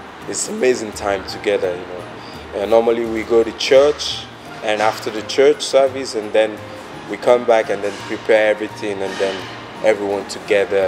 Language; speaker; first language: English; non-native, local second language; Igbo